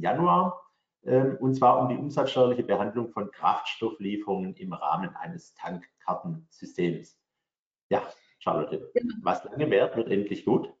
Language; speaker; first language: German; native; German